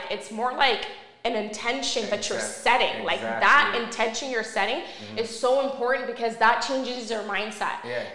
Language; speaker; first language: English; native; English